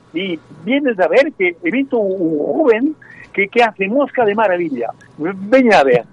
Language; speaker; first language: Spanish; non-native, learner; French